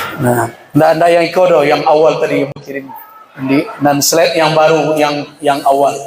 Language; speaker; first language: Malay; non-native, local second language; Minangkabau